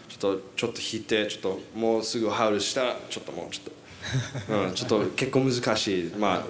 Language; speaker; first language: Japanese; non-native, learner; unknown